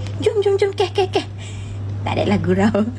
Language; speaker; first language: Malay; native; Malay